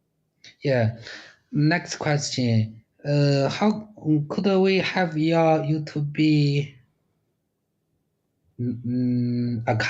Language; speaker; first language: English; non-native, learner; Chinese